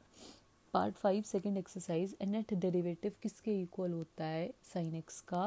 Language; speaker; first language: Hindi; native; Hindi